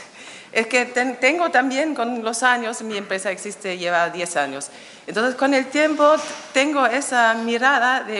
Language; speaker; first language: Spanish; non-native, fluent; German